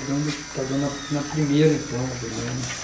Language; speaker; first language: Portuguese; native; Portuguese